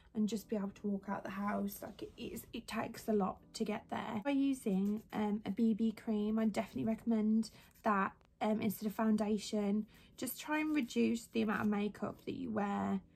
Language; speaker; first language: English; native; English